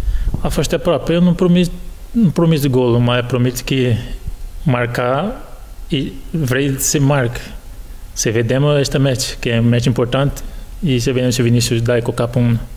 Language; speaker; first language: Romanian; non-native, learner; Portuguese